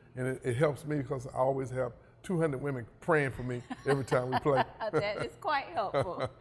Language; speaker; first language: English; native; English